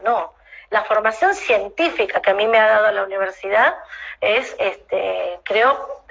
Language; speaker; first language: Spanish; native; Spanish